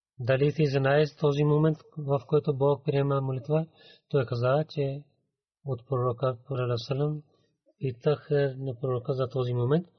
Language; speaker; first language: Bulgarian; non-native, learner; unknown